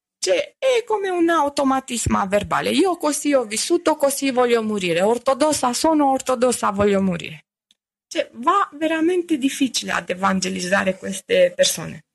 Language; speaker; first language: Italian; non-native, fluent; Romanian